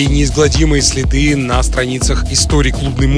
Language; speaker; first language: Russian; native; Russian